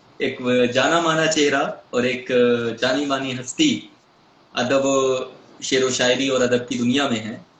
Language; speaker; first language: Hindi; native; Hindi